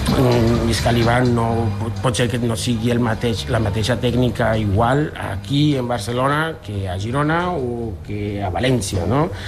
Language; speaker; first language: Catalan; non-native, fluent; Spanish